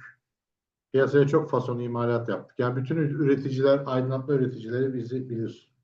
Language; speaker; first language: Turkish; native; Turkish